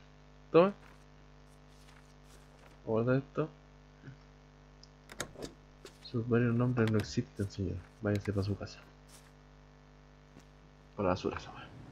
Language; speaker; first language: Spanish; native; Spanish